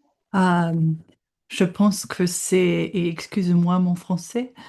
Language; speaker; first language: French; non-native, fluent; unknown